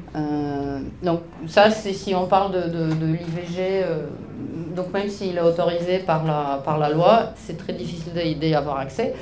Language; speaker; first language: French; non-native, fluent; Polish